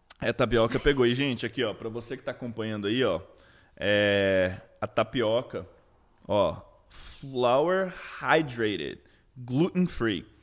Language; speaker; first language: Portuguese; native; Portuguese